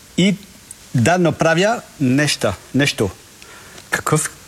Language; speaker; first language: Bulgarian; non-native, learner; French